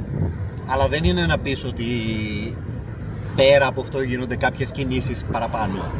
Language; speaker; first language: Greek; native; Greek